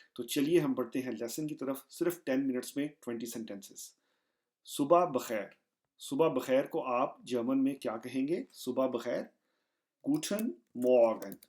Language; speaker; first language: Urdu; non-native, local second language; Punjabi